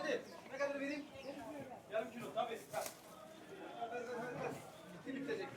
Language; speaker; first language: Turkish; native; Turkish